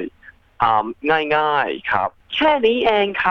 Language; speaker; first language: Thai; early bilingual, heritage; Thai